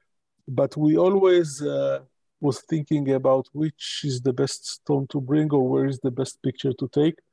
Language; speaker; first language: English; non-native, local second language; Hebrew